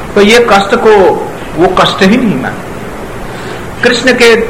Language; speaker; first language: Hindi; non-native, local second language; Bangla